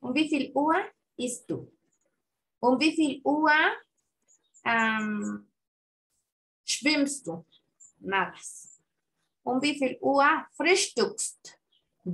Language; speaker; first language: German; non-native, fluent; Spanish